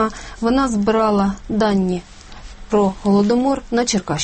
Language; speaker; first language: Ukrainian; native; Ukrainian